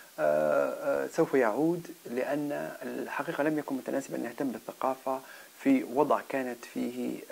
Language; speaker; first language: Arabic; non-native, local second language; Berber languages